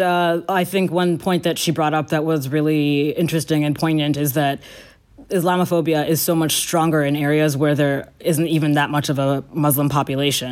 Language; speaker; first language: English; non-native, local second language; Akan